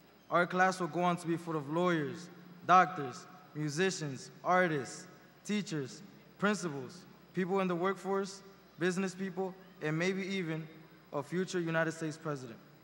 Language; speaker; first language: English; early bilingual, other home language; Spanish